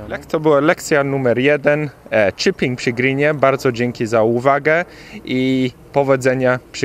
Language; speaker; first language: Polish; early bilingual, heritage; Polish